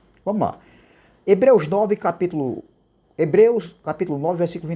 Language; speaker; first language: Portuguese; native; Portuguese